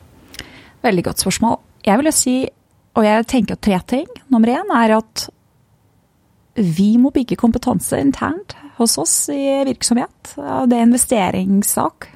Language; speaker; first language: Norwegian; non-native, fluent; Lithuanian